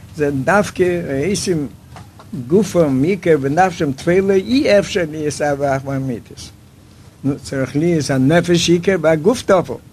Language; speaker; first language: Hebrew; non-native, fluent; Yiddish